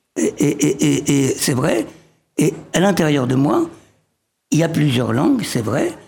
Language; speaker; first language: French; early bilingual, other home language; Arabic